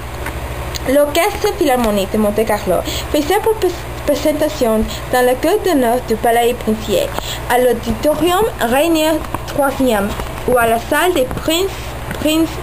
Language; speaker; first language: French; non-native, learner; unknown